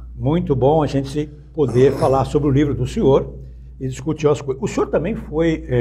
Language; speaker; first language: Portuguese; native; Portuguese